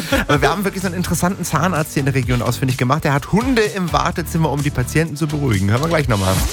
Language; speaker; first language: German; native; German